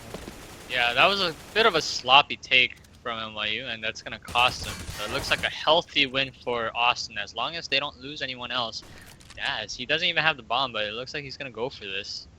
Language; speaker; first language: English; native; English